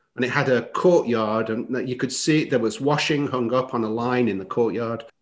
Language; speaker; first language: English; native; English